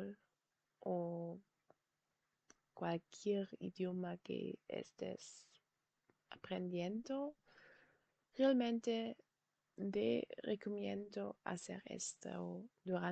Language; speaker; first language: Spanish; non-native, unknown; German